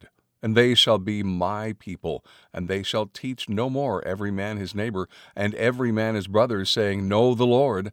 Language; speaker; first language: English; native; English